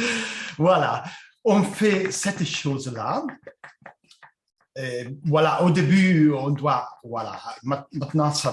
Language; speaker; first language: French; non-native, fluent; Italian